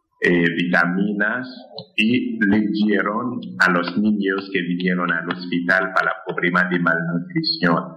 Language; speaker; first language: Spanish; non-native, fluent; Haitian Creole